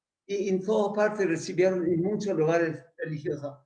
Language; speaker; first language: Spanish; non-native, fluent; Persian